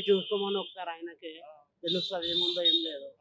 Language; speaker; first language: Telugu; native; Telugu